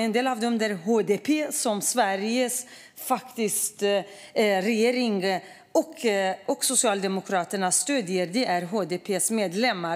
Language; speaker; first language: Swedish; non-native, fluent; Kurdish